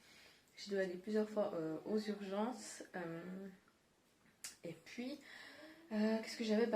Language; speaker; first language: French; native; French